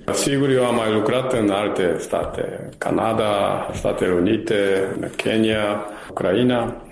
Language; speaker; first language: Romanian; non-native, fluent; Japanese